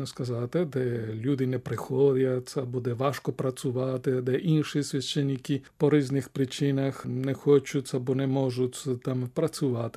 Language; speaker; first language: Ukrainian; non-native, fluent; Spanish